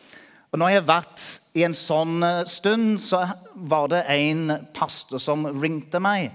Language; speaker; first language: Norwegian; non-native, fluent; English